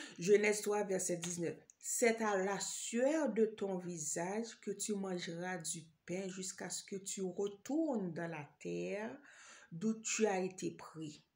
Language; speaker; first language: French; non-native, local second language; Haitian Creole